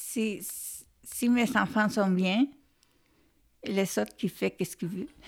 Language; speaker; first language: French; non-native, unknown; Spanish